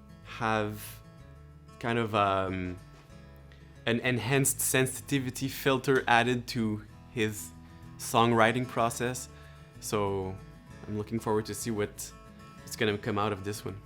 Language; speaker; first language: English; non-native, local second language; French